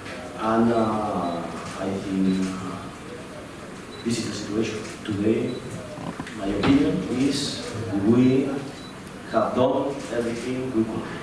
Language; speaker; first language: English; non-native, learner; Spanish